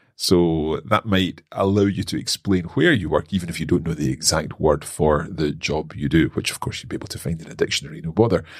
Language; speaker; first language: English; native; English